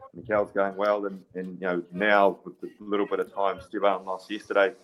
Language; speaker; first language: English; native; English